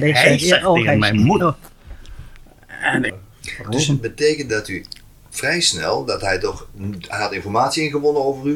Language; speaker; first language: Dutch; native; Dutch